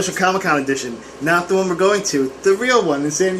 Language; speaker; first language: English; native; English